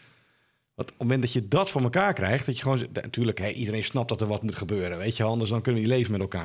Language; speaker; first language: Dutch; native; Dutch